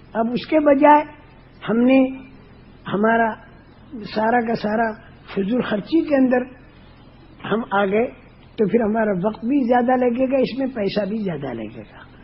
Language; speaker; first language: Urdu; non-native, local second language; Gujarati